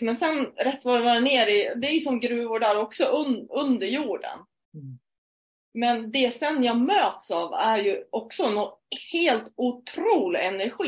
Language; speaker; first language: Swedish; native; Swedish